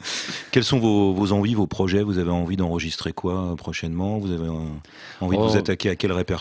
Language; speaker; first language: French; native; French